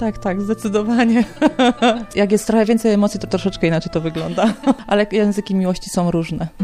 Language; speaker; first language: Polish; native; Polish